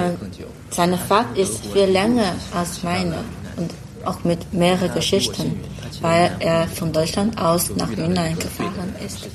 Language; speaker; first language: German; non-native, fluent; Chinese